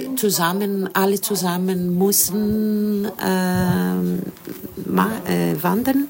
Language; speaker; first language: German; non-native, learner; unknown